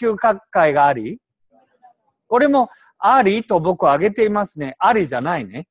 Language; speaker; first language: Japanese; native; Japanese